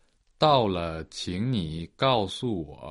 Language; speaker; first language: Chinese; non-native, learner; Portuguese